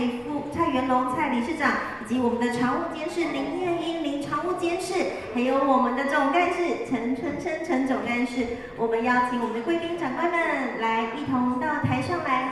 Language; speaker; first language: Chinese; native; Chinese